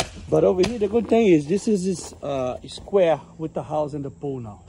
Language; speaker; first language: English; non-native, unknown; Portuguese